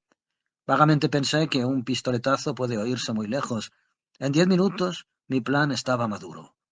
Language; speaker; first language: Spanish; native; Spanish